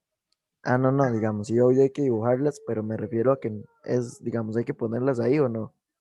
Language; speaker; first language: Spanish; native; Spanish